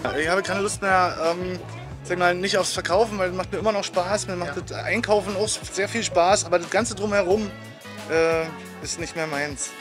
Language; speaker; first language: German; native; German